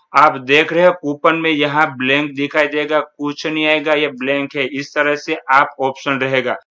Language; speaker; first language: Hindi; non-native, local second language; Gujarati